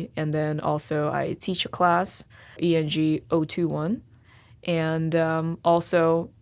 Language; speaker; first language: English; non-native, fluent; Russian